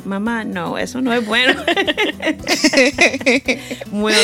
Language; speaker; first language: Spanish; non-native, fluent; English